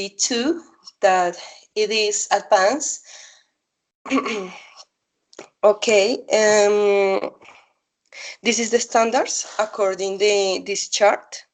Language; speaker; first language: English; non-native, learner; Spanish